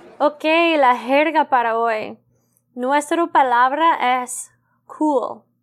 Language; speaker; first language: Spanish; non-native, learner; English